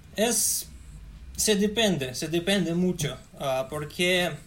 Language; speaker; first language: Spanish; non-native, learner; Russian